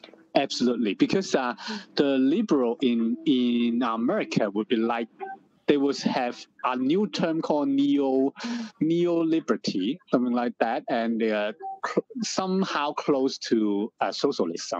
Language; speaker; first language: English; non-native, local second language; Cantonese